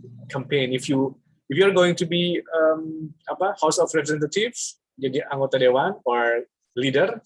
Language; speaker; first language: English; non-native, fluent; Indonesian